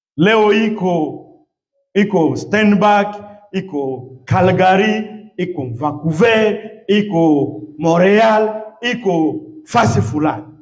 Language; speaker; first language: Swahili; native; Swahili